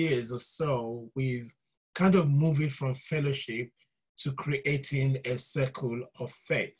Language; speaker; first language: English; non-native, local second language; Yoruba